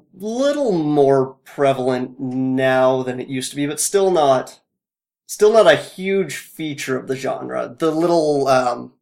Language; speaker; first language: English; native; English